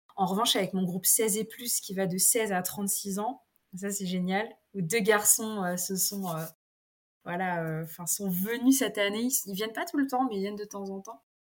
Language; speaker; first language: French; native; French